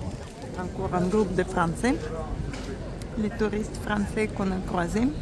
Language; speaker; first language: French; non-native, fluent; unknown